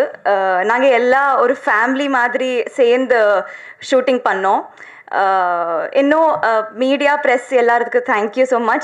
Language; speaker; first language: Tamil; non-native, learner; Telugu